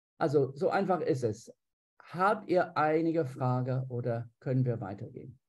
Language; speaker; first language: German; non-native, fluent; English